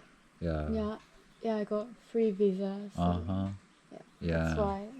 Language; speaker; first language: English; non-native, fluent; Japanese